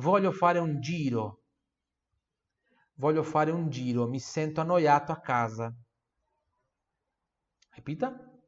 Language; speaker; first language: Italian; non-native, fluent; Portuguese